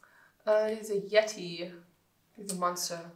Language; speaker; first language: German; non-native, learner; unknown